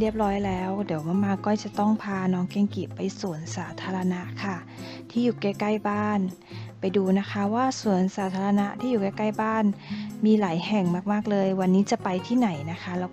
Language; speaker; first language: Thai; native; Thai